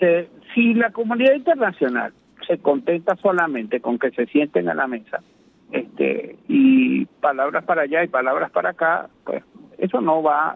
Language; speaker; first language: Spanish; native; Spanish